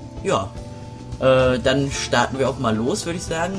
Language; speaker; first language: German; native; German